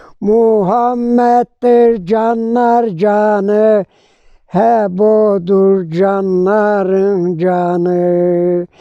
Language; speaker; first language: Turkish; native; Turkish